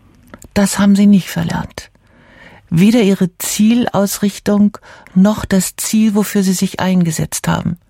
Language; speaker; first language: German; native; German